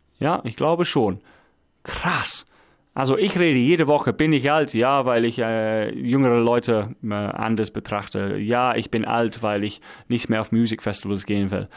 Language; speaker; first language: German; non-native, fluent; English